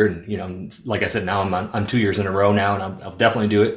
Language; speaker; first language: English; native; English